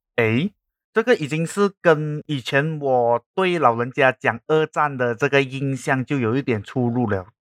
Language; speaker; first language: Chinese; native; Chinese